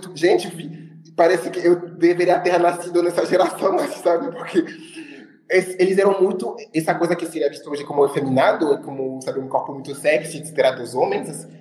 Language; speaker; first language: Portuguese; non-native, fluent; French